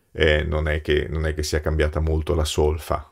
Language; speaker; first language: Italian; native; Italian